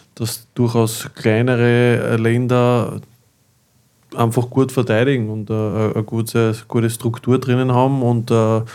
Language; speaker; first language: German; native; German